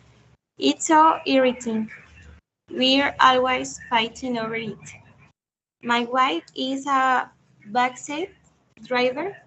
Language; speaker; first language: English; non-native, learner; Spanish